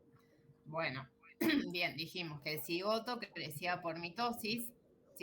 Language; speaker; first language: Spanish; native; Spanish